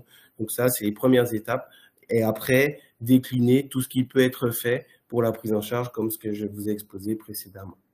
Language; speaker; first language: French; native; French